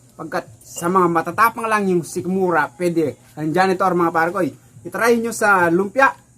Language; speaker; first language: Filipino; native; Filipino